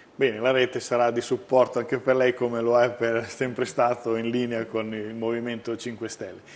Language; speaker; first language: Italian; native; Italian